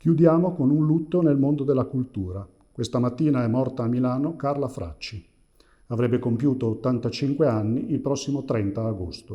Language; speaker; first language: Italian; native; Italian